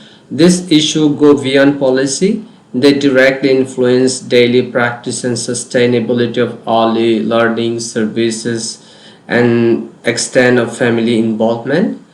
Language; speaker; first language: English; non-native, local second language; Bangla